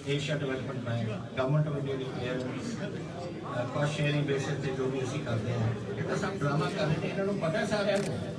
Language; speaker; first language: Hindi; non-native, local second language; Punjabi